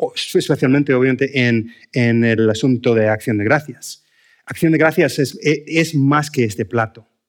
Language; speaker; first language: Spanish; non-native, fluent; English